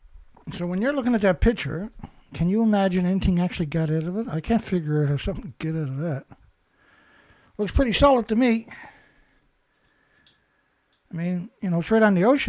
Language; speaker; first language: English; native; English